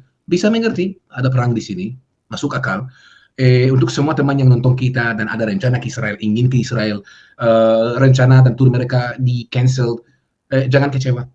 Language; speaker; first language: Indonesian; non-native, fluent; Hebrew